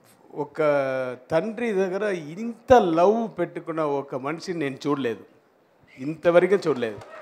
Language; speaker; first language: Telugu; non-native, fluent; Tamil